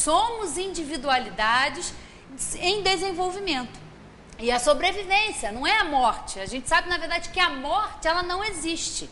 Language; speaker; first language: Portuguese; native; Portuguese